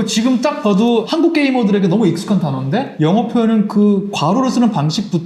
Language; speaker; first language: Korean; native; Korean